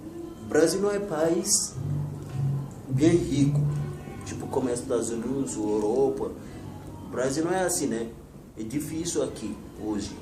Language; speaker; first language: Portuguese; non-native, learner; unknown